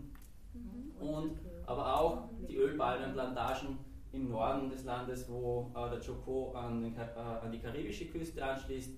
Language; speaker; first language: German; native; German